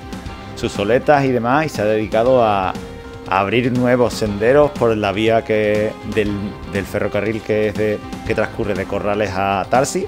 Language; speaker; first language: Spanish; native; Spanish